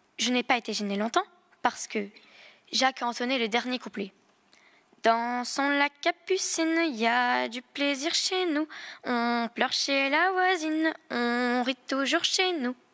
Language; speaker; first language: French; native; French